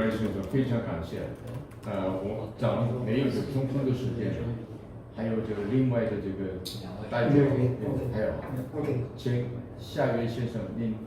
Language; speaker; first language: Chinese; non-native, fluent; Korean